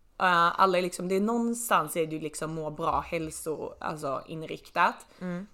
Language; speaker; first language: Swedish; native; Swedish